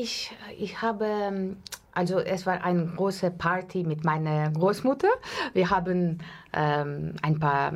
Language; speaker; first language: German; non-native, fluent; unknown